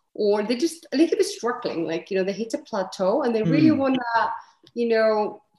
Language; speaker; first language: English; non-native, fluent; Icelandic